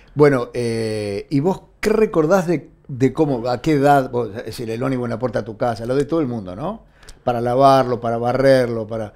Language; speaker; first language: Spanish; native; Spanish